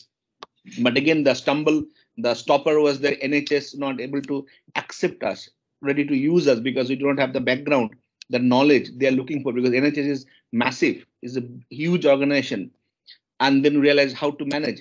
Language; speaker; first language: English; non-native, local second language; Bangla